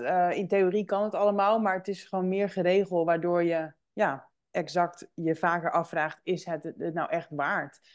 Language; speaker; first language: Dutch; native; Dutch